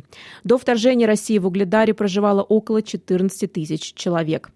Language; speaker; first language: Russian; native; Russian